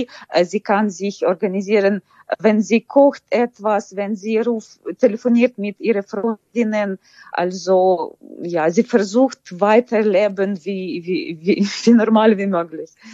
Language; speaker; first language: German; non-native, fluent; Ukrainian